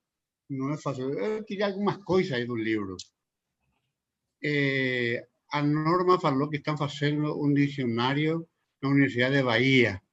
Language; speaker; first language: Portuguese; non-native, local second language; Spanish